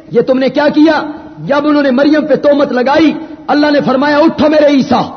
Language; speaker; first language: Urdu; non-native, local second language; Punjabi